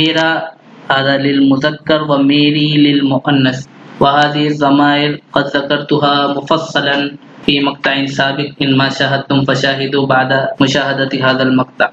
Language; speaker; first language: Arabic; non-native, fluent; Urdu